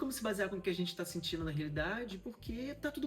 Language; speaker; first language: Portuguese; native; Portuguese